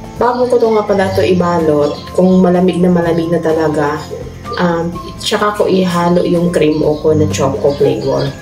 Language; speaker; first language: Filipino; non-native, local second language; Cebuano